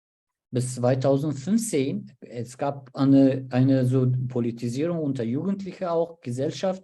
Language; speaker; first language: German; non-native, learner; Turkish